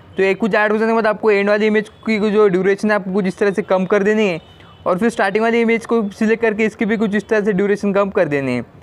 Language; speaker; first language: Hindi; non-native, local second language; Marathi